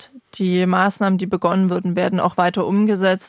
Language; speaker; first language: German; native; German